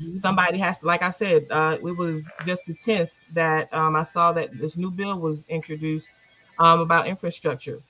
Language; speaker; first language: English; native; English